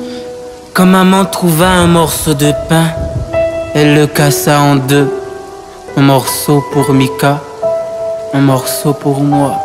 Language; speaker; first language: French; non-native, local second language; Haitian Creole